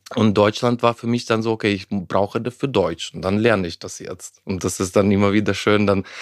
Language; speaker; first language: German; non-native, fluent; Ukrainian